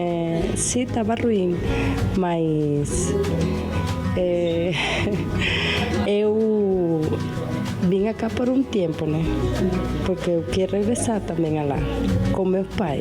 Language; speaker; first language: Portuguese; non-native, learner; Spanish